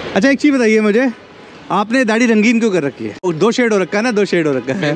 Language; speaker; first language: Hindi; native; Hindi